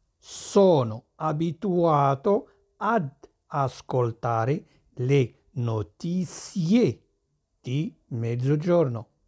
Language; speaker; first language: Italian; non-native, fluent; Arabic